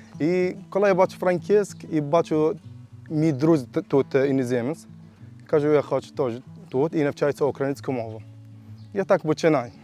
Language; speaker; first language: Ukrainian; non-native, learner; Arabic